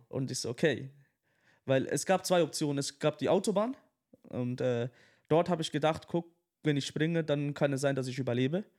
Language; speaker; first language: German; early bilingual, other home language; Tamil